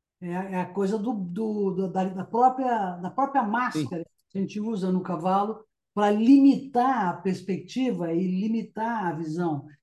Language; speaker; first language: Portuguese; native; Portuguese